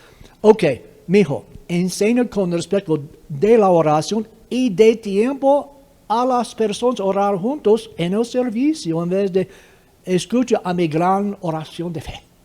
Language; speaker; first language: Spanish; non-native, fluent; English